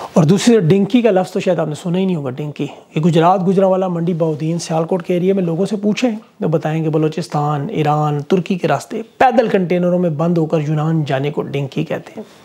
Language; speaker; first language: Urdu; native; Urdu